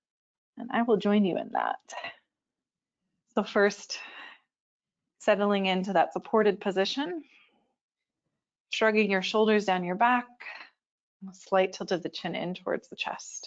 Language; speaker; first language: English; native; English